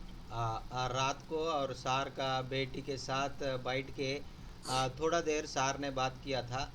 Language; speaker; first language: Hindi; non-native, local second language; Telugu